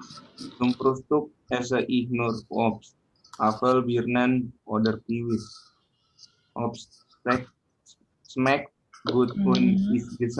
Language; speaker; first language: German; non-native, learner; Indonesian